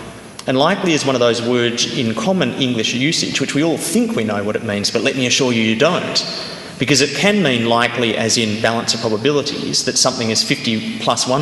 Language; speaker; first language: English; native; English